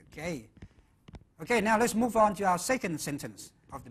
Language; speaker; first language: English; non-native, fluent; Thai